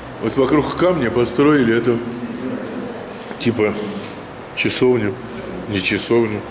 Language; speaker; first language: Russian; native; Russian